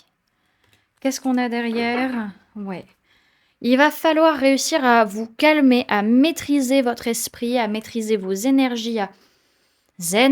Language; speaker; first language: French; native; French